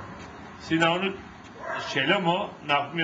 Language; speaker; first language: Turkish; native; Turkish